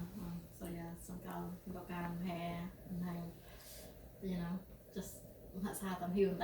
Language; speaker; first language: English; early bilingual, heritage; English